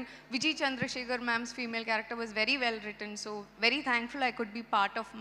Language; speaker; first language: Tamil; non-native, local second language; Malayalam